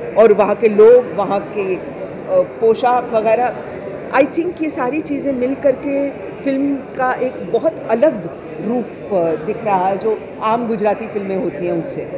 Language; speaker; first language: Hindi; non-native, local second language; Gujarati